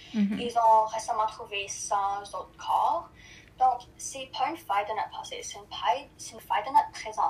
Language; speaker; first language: French; non-native, local second language; English